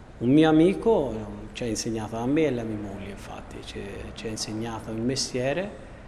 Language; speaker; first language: Italian; non-native, fluent; Albanian